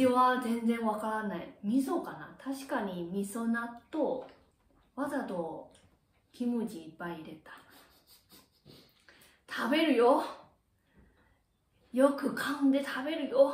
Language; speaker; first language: Japanese; non-native, learner; Chinese